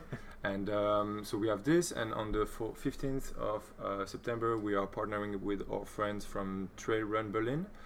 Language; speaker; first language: English; non-native, fluent; French